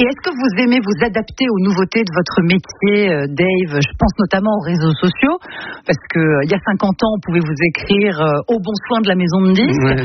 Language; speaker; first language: French; native; French